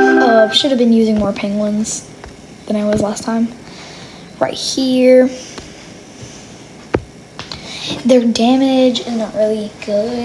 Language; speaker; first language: English; native; English